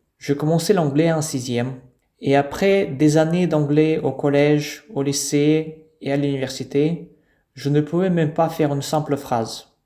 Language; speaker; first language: French; non-native, fluent; Russian